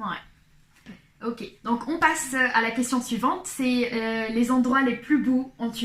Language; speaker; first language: French; non-native, local second language; Arabic